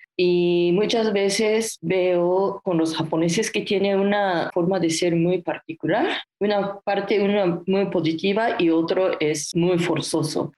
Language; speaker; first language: Spanish; non-native, fluent; Japanese